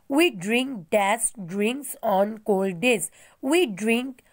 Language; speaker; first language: English; non-native, local second language; Bangla